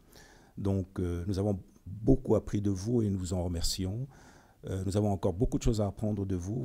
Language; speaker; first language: French; non-native, local second language; Arabic